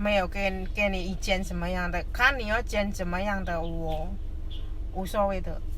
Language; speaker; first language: Chinese; non-native, fluent; Indonesian